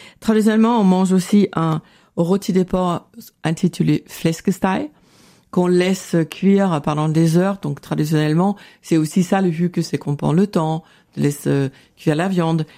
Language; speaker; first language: French; non-native, fluent; Danish